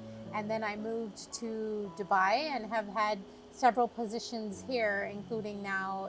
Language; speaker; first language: English; native; English